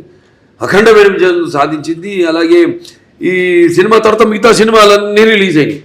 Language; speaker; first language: Telugu; native; Telugu